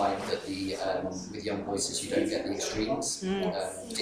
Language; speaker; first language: English; native; English